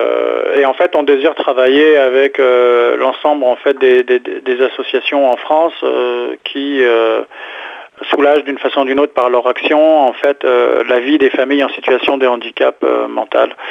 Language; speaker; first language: French; native; French